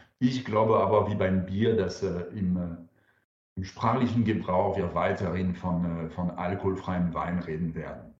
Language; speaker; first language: German; non-native, fluent; French